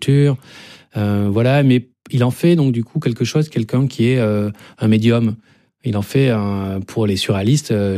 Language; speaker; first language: French; native; French